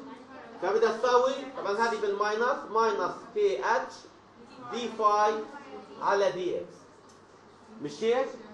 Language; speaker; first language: Arabic; native; Arabic